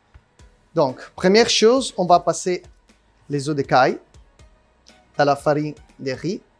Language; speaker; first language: French; non-native, learner; Italian